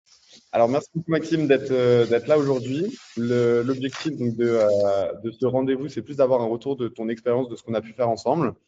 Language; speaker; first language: French; native; French